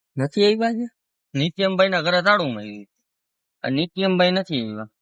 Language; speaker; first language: Gujarati; native; Gujarati